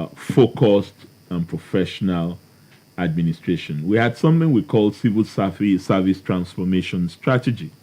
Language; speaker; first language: English; non-native, local second language; Yoruba